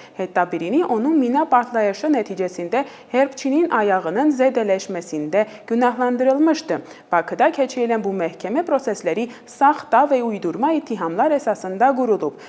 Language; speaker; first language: Azerbaijani; non-native, fluent; Armenian